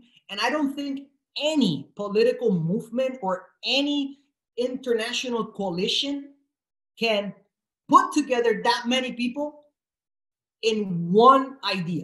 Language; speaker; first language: English; non-native, fluent; Spanish